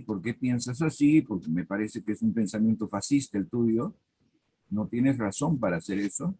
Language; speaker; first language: Spanish; native; Spanish